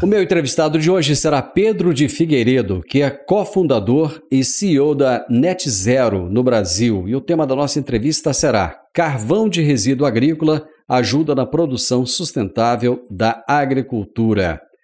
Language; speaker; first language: Portuguese; native; Portuguese